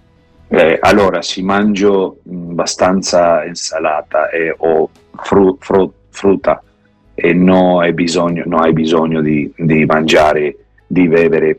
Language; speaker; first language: Italian; non-native, fluent; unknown